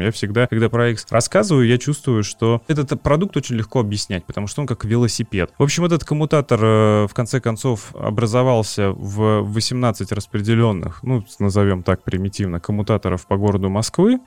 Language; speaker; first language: Russian; native; Russian